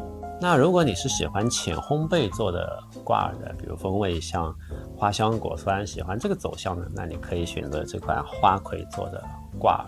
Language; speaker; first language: Chinese; native; Chinese